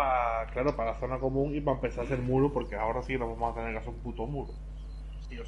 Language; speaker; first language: Spanish; native; Spanish